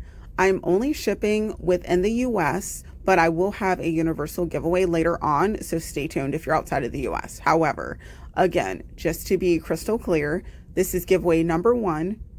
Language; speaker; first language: English; native; English